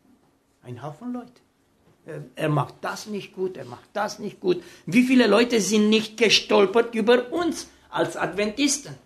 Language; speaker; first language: German; non-native, fluent; Romanian